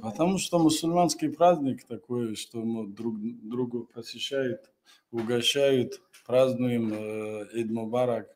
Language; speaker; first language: Russian; non-native, local second language; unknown